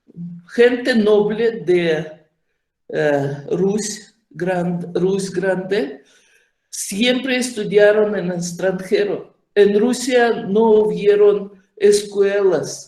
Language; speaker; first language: Spanish; non-native, fluent; Ukrainian